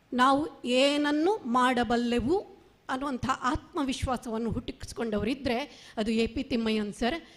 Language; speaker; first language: Kannada; non-native, local second language; Marathi